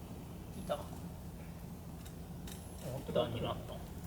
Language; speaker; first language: Japanese; native; Japanese